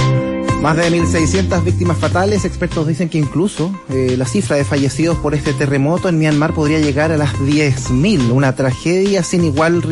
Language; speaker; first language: Spanish; native; Spanish